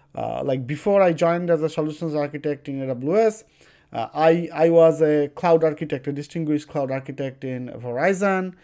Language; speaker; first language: English; non-native, local second language; Bangla